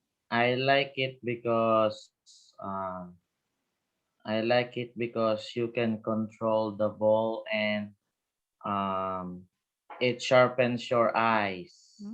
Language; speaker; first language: English; non-native, learner; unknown